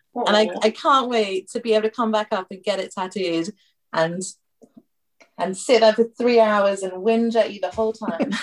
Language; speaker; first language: English; native; English